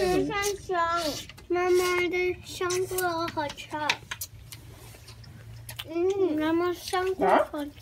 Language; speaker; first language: Chinese; early bilingual, heritage; Chinese